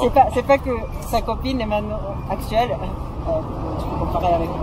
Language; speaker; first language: French; non-native, fluent; Japanese